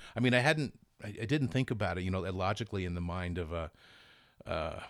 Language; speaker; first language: English; native; English